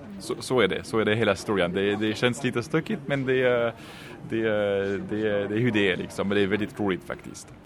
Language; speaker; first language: Swedish; non-native, fluent; French